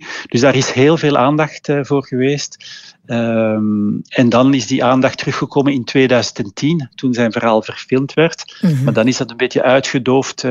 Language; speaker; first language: Dutch; native; Dutch